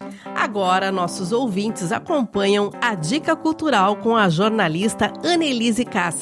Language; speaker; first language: Portuguese; native; Portuguese